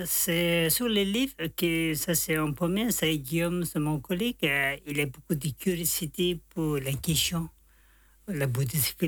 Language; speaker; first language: French; non-native, learner; Tibetan